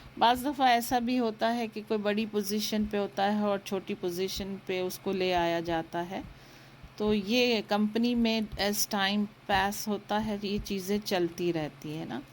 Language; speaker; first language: Urdu; native; Urdu